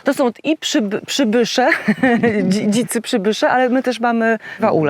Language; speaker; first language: Polish; native; Polish